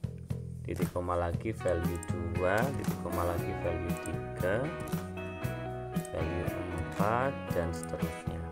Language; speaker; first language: Indonesian; native; Indonesian